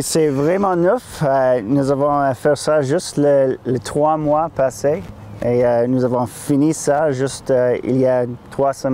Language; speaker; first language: French; non-native, learner; English